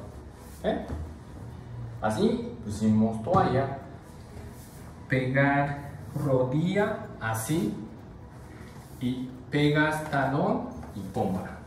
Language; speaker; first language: Spanish; non-native, learner; Japanese